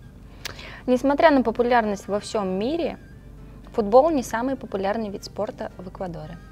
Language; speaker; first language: Russian; native; Russian